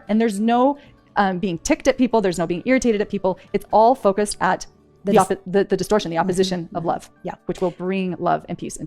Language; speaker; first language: English; native; English